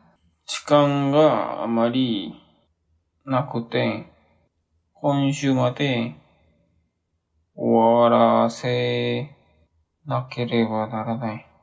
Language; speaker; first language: Japanese; non-native, learner; Korean